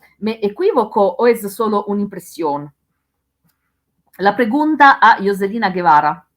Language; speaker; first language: Spanish; non-native, learner; Italian